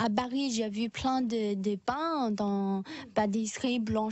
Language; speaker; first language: French; non-native, learner; Chinese